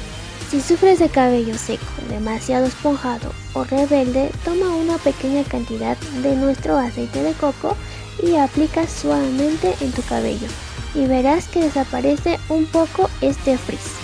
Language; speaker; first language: Spanish; native; Spanish